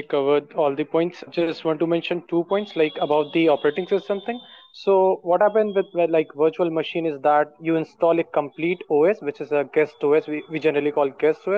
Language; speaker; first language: English; non-native, local second language; Hindi